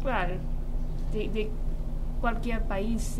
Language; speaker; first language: Spanish; non-native, learner; English